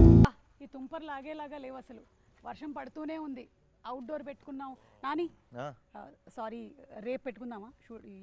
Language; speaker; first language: Telugu; native; Telugu